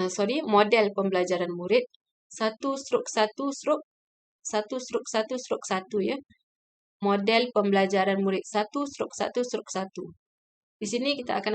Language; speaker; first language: Malay; native; Malay